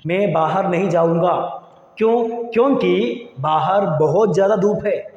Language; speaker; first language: Hindi; non-native, local second language; Malayalam